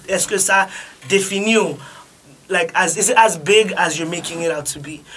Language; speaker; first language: English; early bilingual, other home language; French